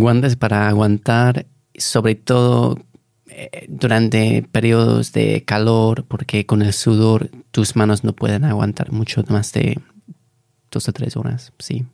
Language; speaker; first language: Spanish; non-native, fluent; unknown